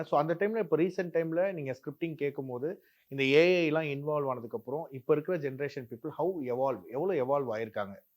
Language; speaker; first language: Tamil; native; Tamil